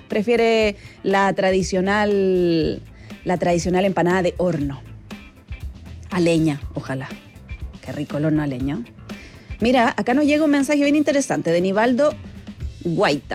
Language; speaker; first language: Spanish; native; Spanish